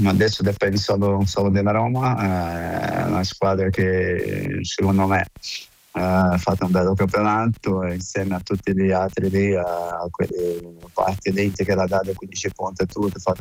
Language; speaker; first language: Italian; non-native, fluent; Portuguese